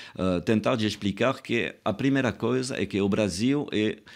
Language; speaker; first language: Portuguese; non-native, fluent; French